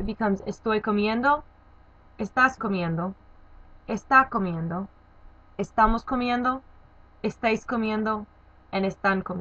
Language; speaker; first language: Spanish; non-native, learner; English